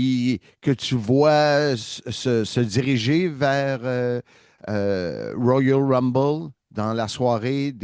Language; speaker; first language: French; native; French